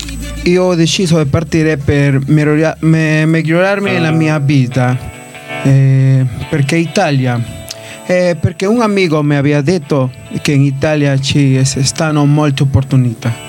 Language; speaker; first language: Italian; non-native, learner; Spanish